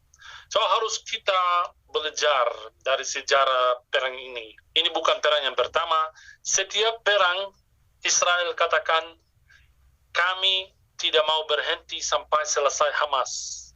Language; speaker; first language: Indonesian; non-native, fluent; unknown